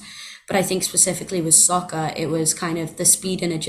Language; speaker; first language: English; native; English